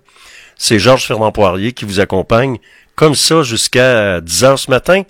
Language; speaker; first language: French; native; French